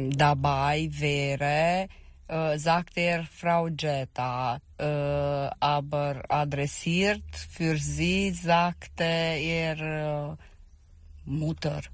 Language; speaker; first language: German; non-native, learner; Romanian